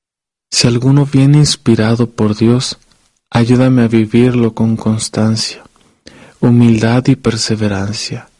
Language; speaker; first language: Spanish; native; Spanish